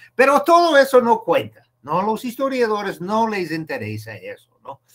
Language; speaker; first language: Spanish; non-native, fluent; English